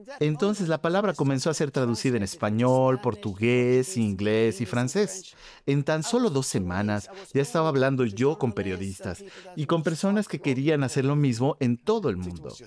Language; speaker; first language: Spanish; non-native, fluent; Swedish